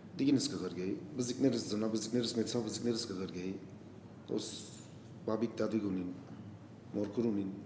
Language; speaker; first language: Armenian; native; Armenian